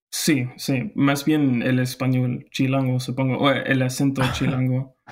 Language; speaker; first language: Spanish; non-native, fluent; English